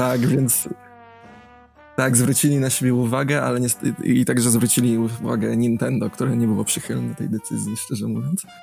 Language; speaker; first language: Polish; native; Polish